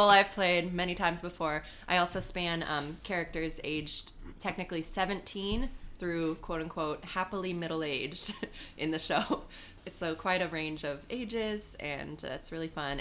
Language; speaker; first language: English; native; English